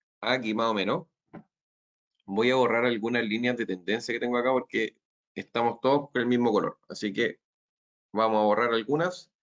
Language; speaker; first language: Spanish; native; Spanish